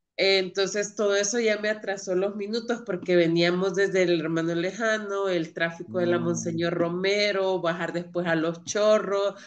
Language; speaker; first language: Spanish; native; Spanish